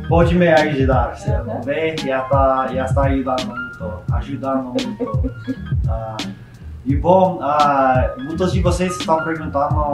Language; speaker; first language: Portuguese; non-native, learner; English